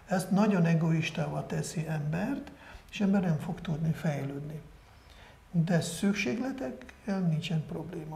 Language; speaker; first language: Hungarian; non-native, fluent; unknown